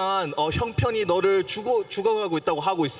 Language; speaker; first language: Korean; early bilingual, heritage; Korean